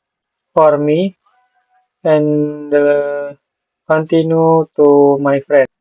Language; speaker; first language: English; non-native, learner; Indonesian